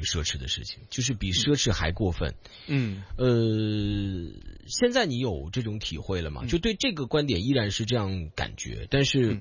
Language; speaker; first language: Chinese; native; Chinese